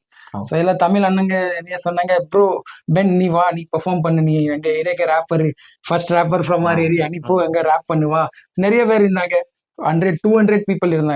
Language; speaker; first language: Tamil; early bilingual, heritage; Tamil